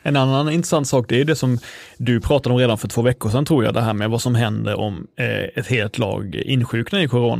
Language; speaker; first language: Swedish; native; Swedish